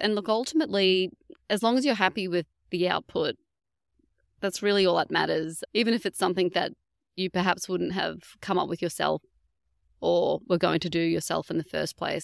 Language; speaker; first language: English; native; English